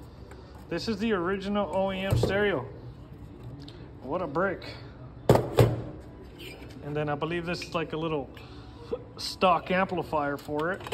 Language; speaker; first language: English; native; English